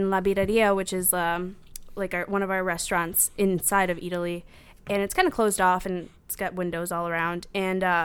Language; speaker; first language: English; native; English